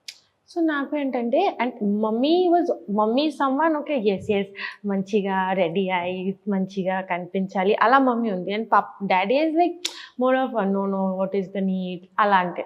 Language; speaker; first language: Telugu; non-native, learner; Bangla